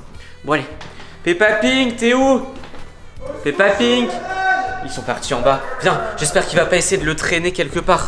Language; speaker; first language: French; native; French